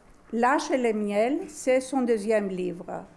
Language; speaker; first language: French; non-native, fluent; Greek